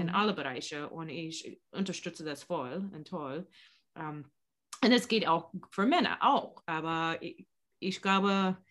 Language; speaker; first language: German; non-native, learner; English